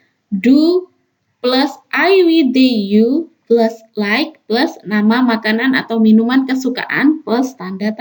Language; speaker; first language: English; non-native, learner; Indonesian